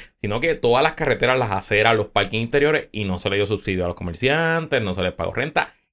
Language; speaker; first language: Spanish; native; Spanish